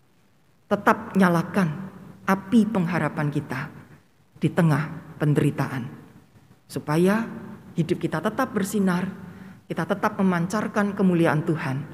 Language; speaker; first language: Indonesian; native; Indonesian